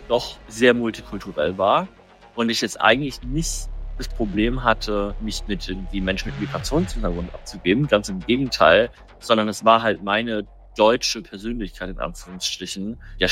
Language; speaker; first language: German; native; German